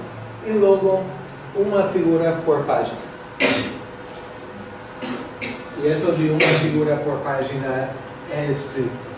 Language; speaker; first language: Portuguese; non-native, fluent; English